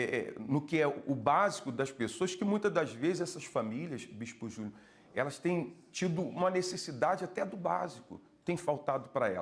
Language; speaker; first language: Portuguese; native; Portuguese